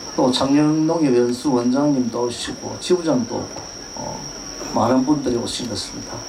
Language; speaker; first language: Korean; native; Korean